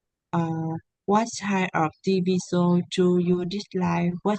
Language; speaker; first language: English; non-native, learner; Vietnamese